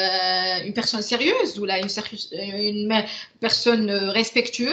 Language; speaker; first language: French; non-native, local second language; Arabic